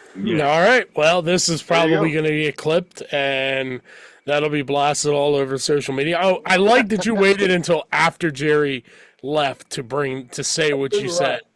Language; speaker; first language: English; native; English